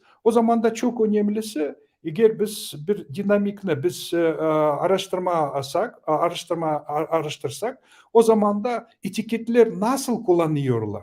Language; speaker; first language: Turkish; non-native, learner; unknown